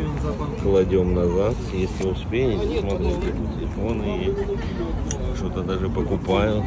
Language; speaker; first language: Russian; native; Russian